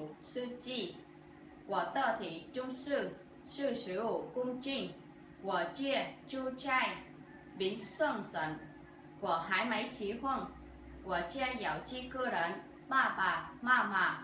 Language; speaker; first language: Chinese; non-native, learner; Vietnamese